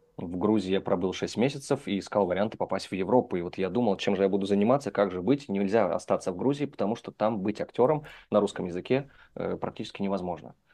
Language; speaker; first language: Russian; native; Russian